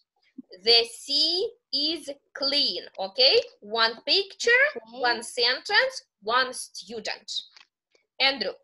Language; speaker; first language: English; non-native, fluent; Russian